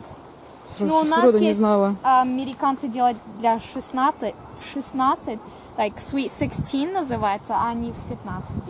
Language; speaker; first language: Russian; early bilingual, other home language; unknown